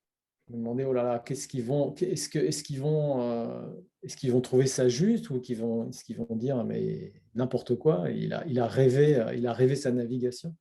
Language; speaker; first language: French; native; French